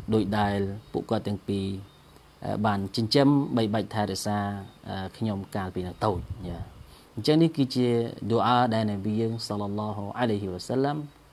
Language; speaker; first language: Khmer; non-native, local second language; Eastern Cham